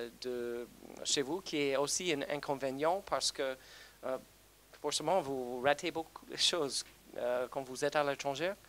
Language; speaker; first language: French; non-native, fluent; English